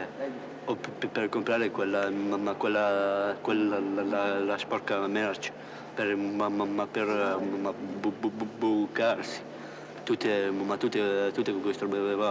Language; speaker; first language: Italian; non-native, learner; French